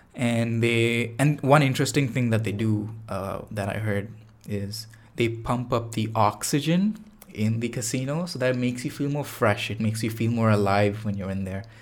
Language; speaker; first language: English; non-native, local second language; Tamil